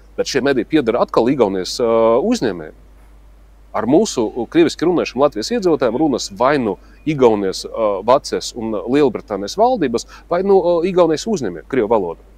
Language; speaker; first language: Latvian; non-native, local second language; Russian